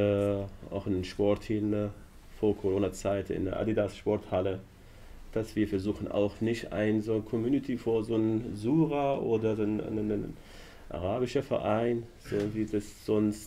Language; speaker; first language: German; non-native, learner; Arabic